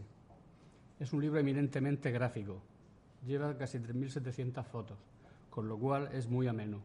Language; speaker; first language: Spanish; native; Spanish